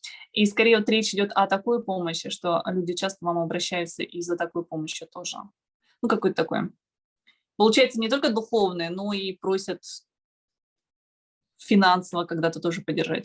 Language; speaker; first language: Russian; native; Russian